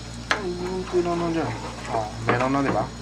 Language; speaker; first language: Filipino; non-native, learner; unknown